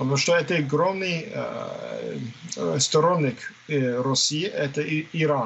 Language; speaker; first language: Russian; non-native, fluent; English